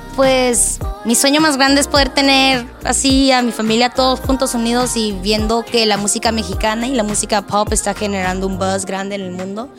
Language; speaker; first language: Spanish; early bilingual, heritage; Spanish